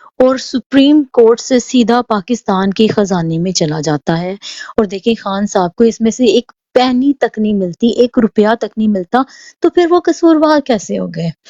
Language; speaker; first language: Urdu; native; Urdu